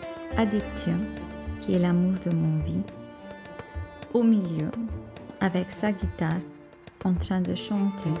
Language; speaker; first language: French; non-native, fluent; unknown